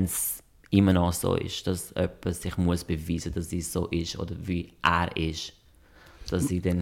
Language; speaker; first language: German; non-native, fluent; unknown